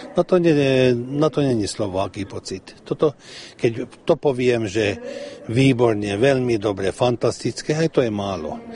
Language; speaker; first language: Slovak; early bilingual, heritage; Slovak